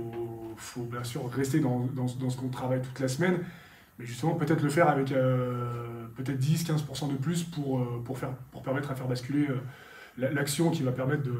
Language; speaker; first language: French; native; French